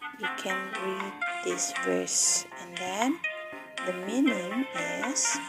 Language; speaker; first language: English; non-native, fluent; Indonesian